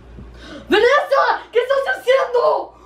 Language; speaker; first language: Spanish; early bilingual, heritage; Spanish